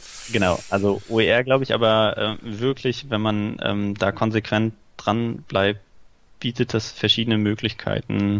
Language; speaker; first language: German; native; German